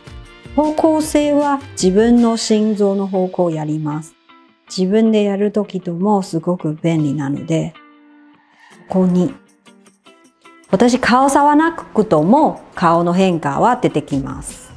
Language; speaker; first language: Japanese; non-native, fluent; Chinese